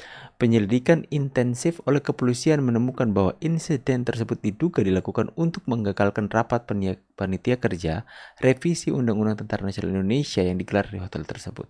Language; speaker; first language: Indonesian; native; Indonesian